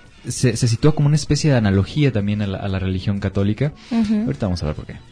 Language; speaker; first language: Spanish; native; Spanish